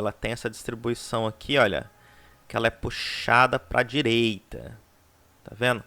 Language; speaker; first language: Portuguese; native; Portuguese